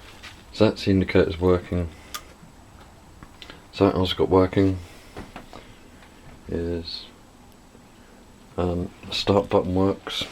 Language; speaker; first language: English; native; English